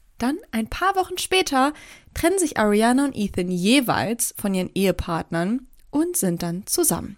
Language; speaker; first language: German; early bilingual, other home language; Turkish